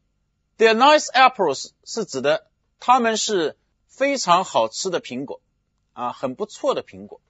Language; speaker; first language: Chinese; native; Chinese